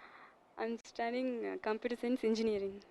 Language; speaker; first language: English; non-native, learner; Tamil